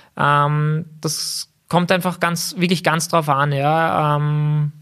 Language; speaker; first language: German; native; German